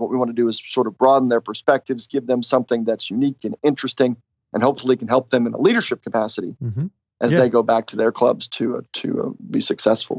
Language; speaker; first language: English; native; English